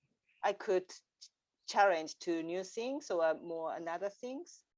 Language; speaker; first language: English; non-native, learner; Japanese